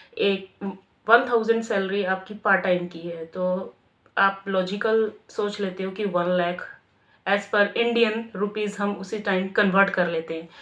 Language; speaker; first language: Hindi; native; Hindi